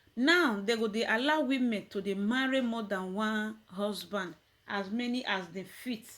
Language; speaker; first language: Nigerian Pidgin; native; Nigerian Pidgin